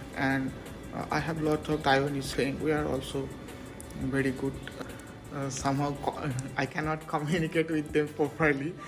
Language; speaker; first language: English; non-native, local second language; Bangla